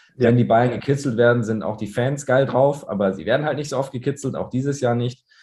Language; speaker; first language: German; native; German